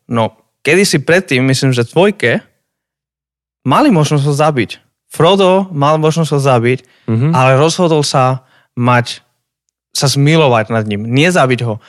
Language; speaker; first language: Slovak; native; Slovak